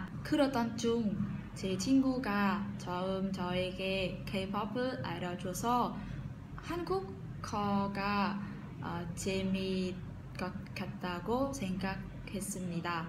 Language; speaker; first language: Korean; non-native, fluent; Vietnamese